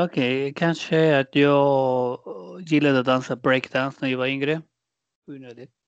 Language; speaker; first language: Swedish; non-native, fluent; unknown